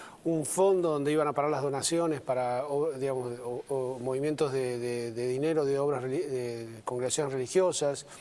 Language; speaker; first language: Spanish; native; Spanish